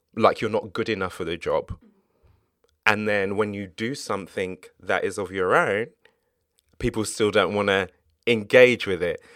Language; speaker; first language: English; native; English